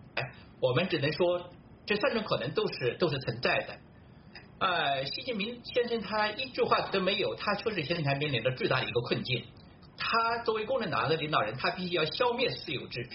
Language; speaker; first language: Chinese; native; Chinese